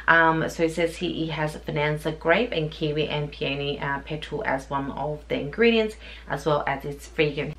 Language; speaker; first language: English; native; English